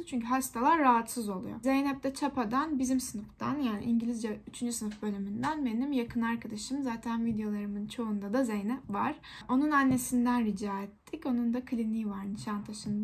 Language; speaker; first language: Turkish; native; Turkish